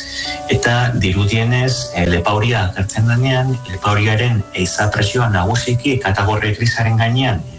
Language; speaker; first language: Basque; native; Basque